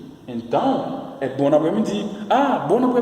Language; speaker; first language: Portuguese; non-native, fluent; Haitian Creole